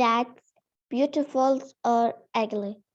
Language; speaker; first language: English; non-native, learner; Arabic